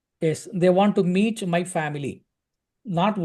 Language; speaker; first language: English; non-native, local second language; Telugu